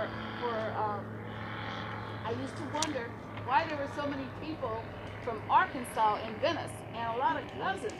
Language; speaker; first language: English; native; English